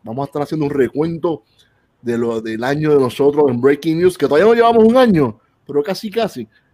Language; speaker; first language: Spanish; native; Spanish